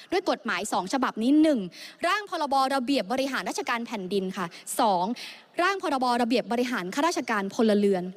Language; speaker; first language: Thai; native; Thai